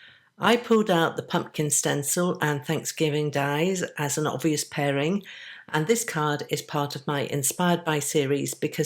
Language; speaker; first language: English; native; English